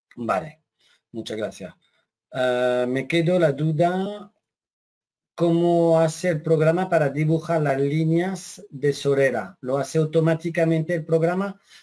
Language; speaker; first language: Spanish; non-native, fluent; French